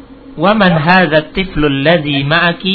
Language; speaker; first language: Arabic; non-native, fluent; Indonesian